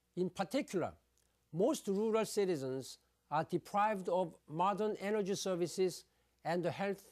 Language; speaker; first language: English; non-native, fluent; Korean